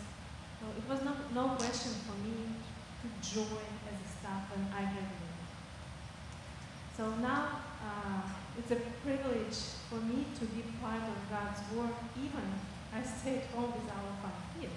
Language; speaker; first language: English; non-native, learner; Russian